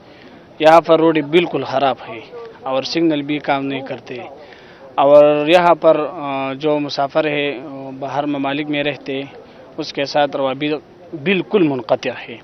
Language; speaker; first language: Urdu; non-native, local second language; Pashto